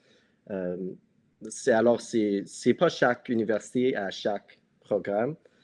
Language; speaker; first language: French; non-native, local second language; English